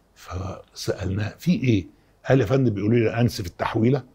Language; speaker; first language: Arabic; native; Arabic